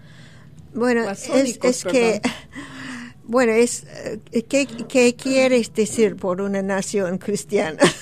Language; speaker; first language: Spanish; non-native, fluent; English